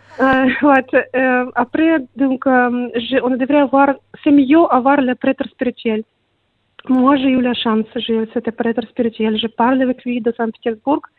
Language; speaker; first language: French; non-native, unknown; Russian